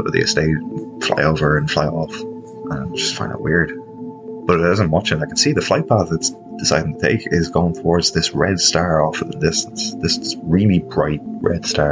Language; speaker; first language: English; native; English